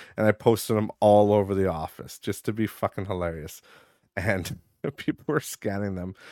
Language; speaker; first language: English; native; English